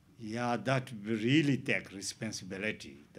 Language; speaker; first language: English; non-native, learner; Tibetan